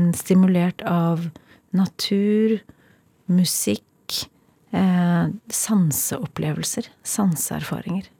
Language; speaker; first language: Norwegian; native; Norwegian